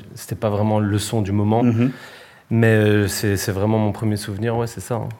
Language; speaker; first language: French; early bilingual, other home language; Spanish